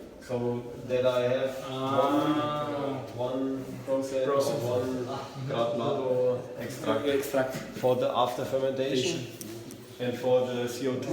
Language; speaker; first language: English; non-native, learner; German